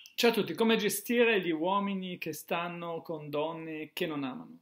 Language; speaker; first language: Italian; native; Italian